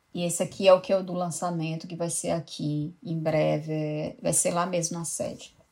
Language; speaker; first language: Portuguese; native; Portuguese